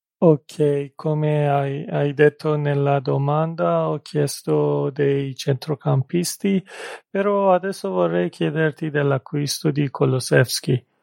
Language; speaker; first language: Italian; non-native, fluent; Persian